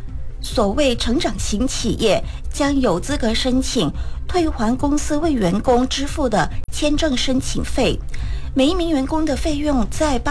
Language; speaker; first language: Chinese; native; Chinese